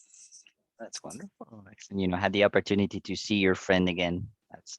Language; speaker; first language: English; non-native, fluent; Spanish